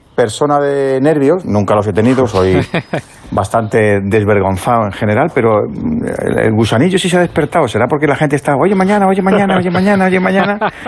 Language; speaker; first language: Spanish; native; Spanish